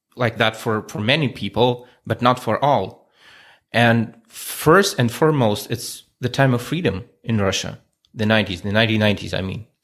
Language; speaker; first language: English; non-native, fluent; Russian